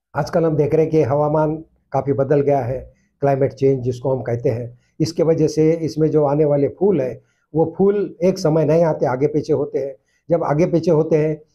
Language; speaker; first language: Hindi; non-native, local second language; Marathi